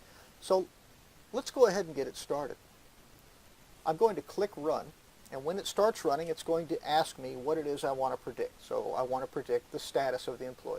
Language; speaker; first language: English; native; English